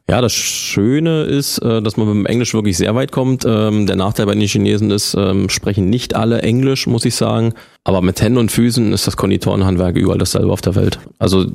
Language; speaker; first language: German; native; German